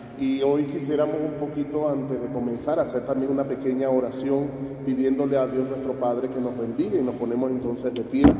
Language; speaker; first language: Spanish; native; Spanish